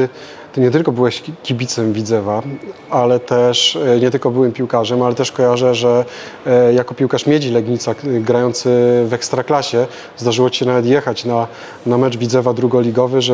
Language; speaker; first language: Polish; native; Polish